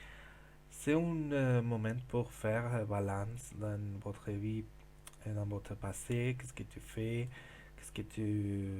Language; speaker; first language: French; non-native, learner; Spanish